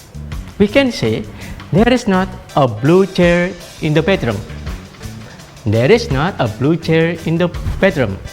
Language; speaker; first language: English; non-native, fluent; Indonesian